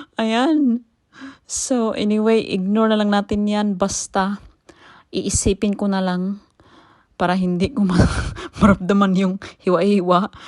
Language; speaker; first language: Filipino; non-native, local second language; Cebuano